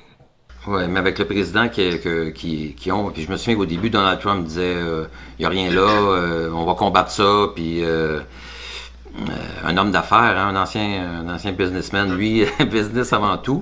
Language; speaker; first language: French; native; French